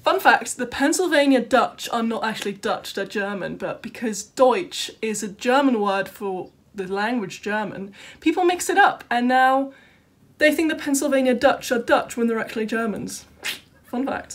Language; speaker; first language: English; non-native, fluent; Dutch